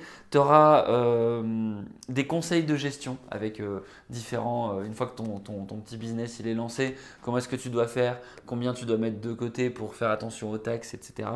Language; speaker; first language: French; native; French